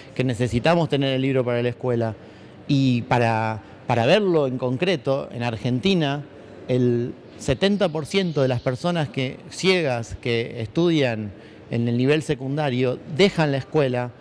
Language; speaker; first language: Spanish; native; Spanish